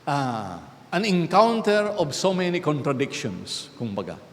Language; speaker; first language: English; non-native, local second language; Filipino